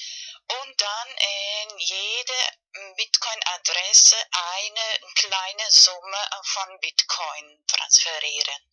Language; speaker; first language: German; non-native, fluent; Spanish